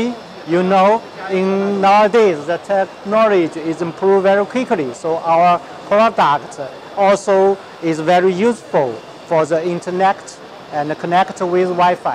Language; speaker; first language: English; non-native, learner; Chinese